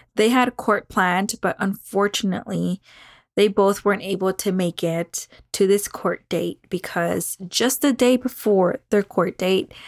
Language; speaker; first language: English; early bilingual, other home language; Spanish